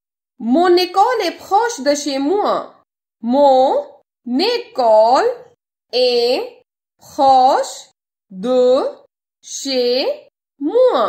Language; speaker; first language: French; non-native, fluent; Hindi